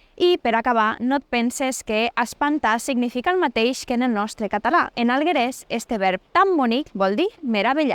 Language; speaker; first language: Catalan; native; Catalan